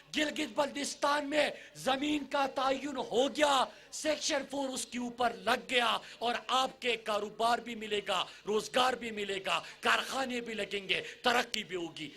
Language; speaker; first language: Urdu; non-native, local second language; Pashto